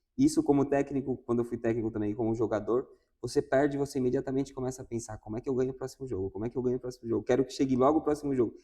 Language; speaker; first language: Portuguese; non-native, fluent; Spanish